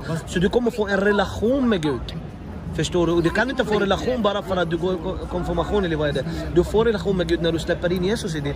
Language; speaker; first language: Swedish; non-native, fluent; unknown